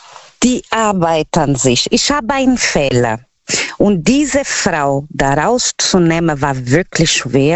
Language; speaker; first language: German; non-native, fluent; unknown